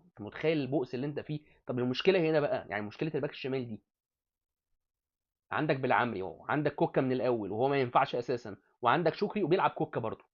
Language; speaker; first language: Arabic; native; Arabic